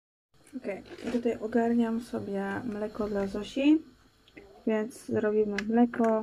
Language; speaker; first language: Polish; native; Polish